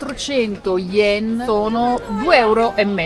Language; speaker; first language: Italian; native; Italian